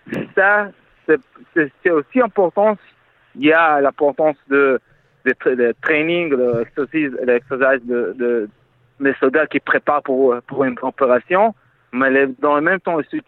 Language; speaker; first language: French; non-native, fluent; Hebrew